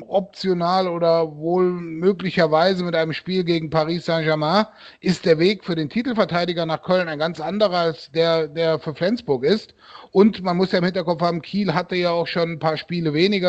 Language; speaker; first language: German; native; German